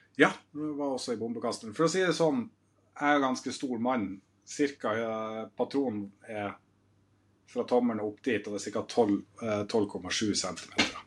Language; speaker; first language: Norwegian; native; Norwegian